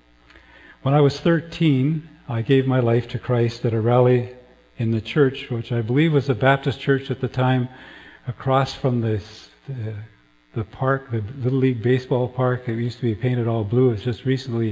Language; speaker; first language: English; native; English